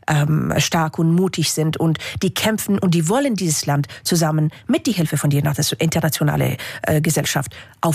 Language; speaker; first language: German; non-native, fluent; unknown